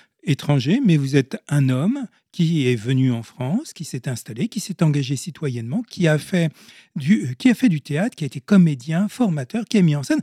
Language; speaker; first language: French; native; French